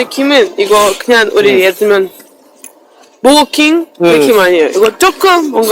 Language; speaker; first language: Korean; non-native, learner; Uzbek